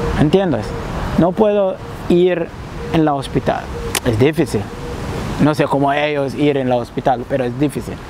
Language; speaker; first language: Spanish; non-native, learner; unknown